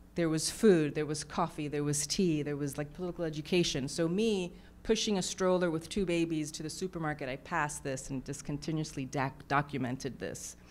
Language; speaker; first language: English; native; English